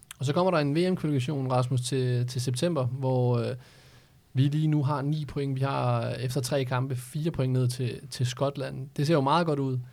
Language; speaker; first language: Danish; native; Danish